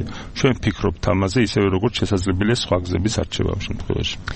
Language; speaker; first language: Georgian; native; Georgian